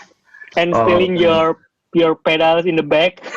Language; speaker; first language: English; non-native, fluent; Indonesian